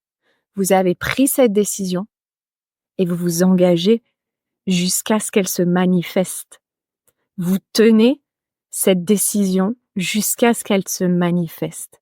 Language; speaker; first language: French; native; French